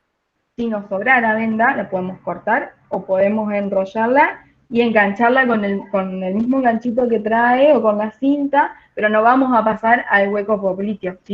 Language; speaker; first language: Spanish; native; Spanish